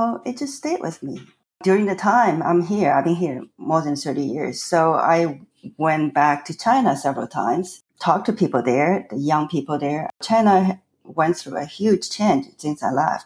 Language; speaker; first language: English; non-native, fluent; Chinese